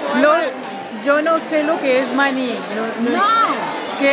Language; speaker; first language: Spanish; non-native, fluent; English